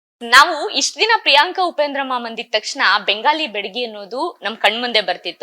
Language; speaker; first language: Kannada; native; Kannada